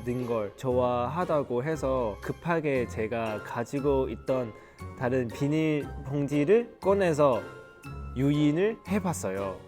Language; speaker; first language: Korean; non-native, fluent; Cantonese